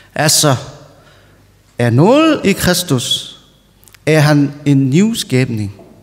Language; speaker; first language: Danish; non-native, learner; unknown